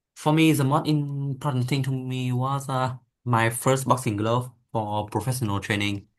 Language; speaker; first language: English; non-native, learner; Vietnamese